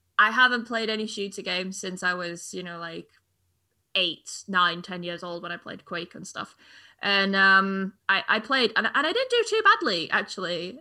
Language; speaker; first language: English; native; English